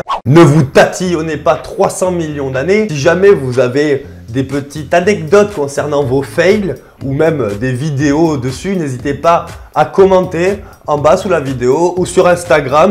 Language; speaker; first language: French; native; French